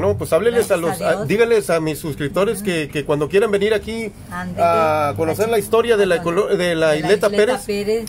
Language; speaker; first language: Spanish; native; Spanish